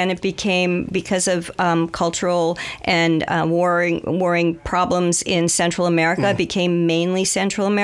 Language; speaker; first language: English; native; English